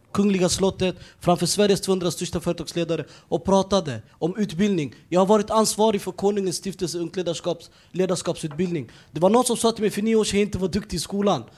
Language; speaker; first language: Swedish; early bilingual, other home language; Somali